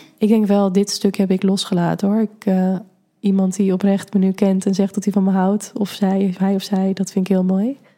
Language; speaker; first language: Dutch; native; Dutch